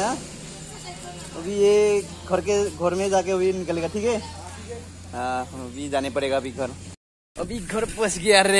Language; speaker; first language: Hindi; non-native, local second language; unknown